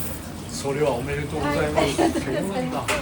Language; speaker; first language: Japanese; native; Japanese